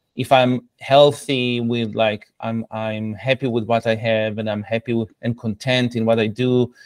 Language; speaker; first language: English; non-native, fluent; Hebrew